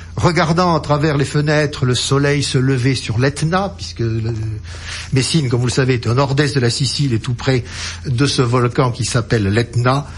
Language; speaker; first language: French; native; French